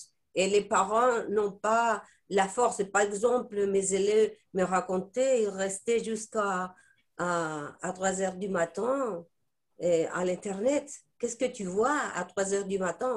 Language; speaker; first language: French; non-native, fluent; Spanish